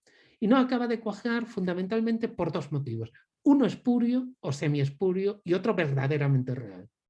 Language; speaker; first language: Spanish; native; Spanish